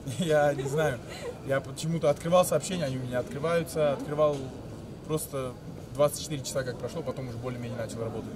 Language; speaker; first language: Russian; non-native, local second language; Uzbek